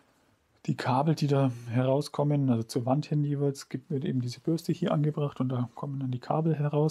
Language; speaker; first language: German; native; German